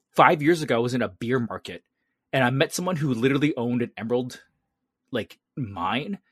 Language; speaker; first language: English; early bilingual, other home language; Vietnamese